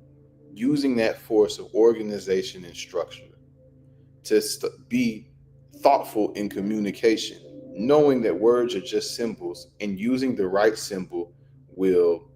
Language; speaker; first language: English; native; English